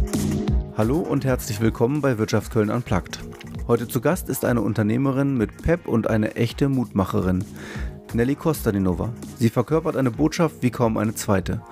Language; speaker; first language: German; native; German